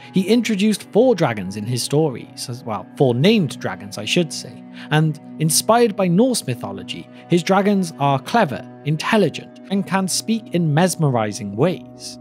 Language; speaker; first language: English; native; English